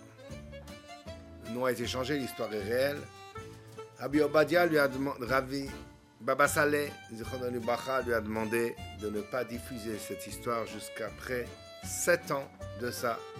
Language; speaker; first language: French; native; French